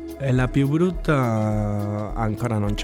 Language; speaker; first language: Italian; non-native, learner; Spanish